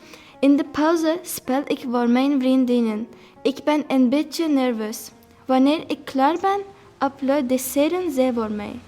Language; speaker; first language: Dutch; non-native, learner; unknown